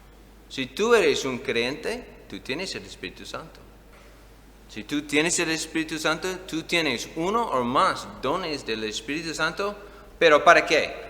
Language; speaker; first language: Spanish; non-native, fluent; English